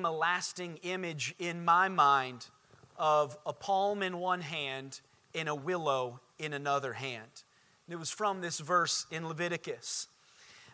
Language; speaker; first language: English; native; English